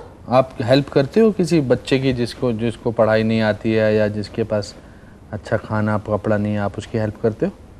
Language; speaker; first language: Hindi; native; Hindi